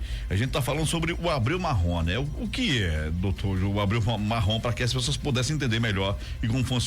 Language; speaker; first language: Portuguese; native; Portuguese